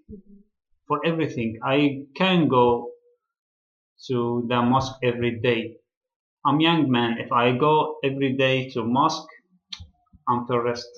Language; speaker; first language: English; non-native, learner; Arabic